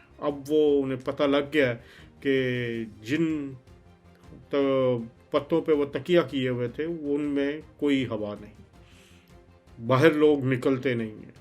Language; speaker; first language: Urdu; native; Urdu